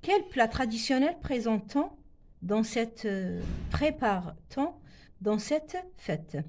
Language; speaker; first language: French; non-native, local second language; Arabic